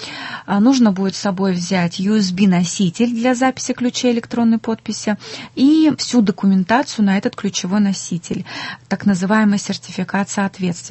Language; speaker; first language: Russian; native; Russian